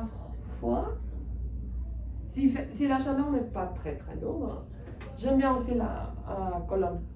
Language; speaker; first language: French; non-native, fluent; Spanish